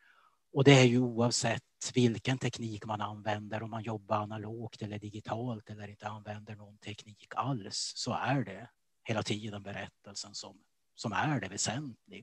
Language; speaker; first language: Swedish; native; Swedish